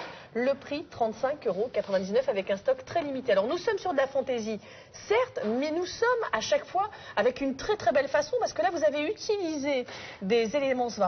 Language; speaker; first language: French; native; French